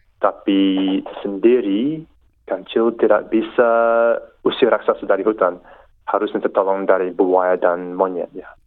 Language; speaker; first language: Indonesian; non-native, learner; English